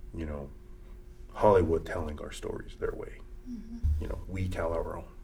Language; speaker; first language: English; early bilingual, other home language; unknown